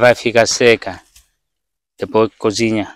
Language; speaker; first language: Portuguese; non-native, learner; Vietnamese